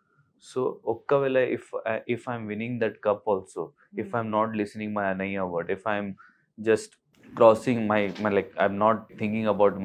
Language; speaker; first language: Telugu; non-native, local second language; Hindi